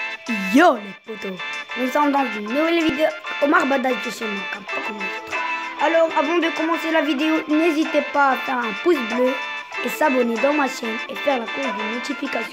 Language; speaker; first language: French; non-native, local second language; Arabic